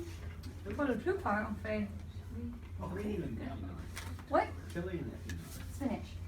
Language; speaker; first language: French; non-native, learner; English